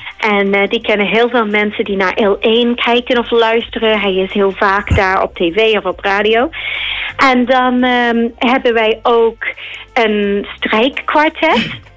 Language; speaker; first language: Dutch; early bilingual, heritage; Dutch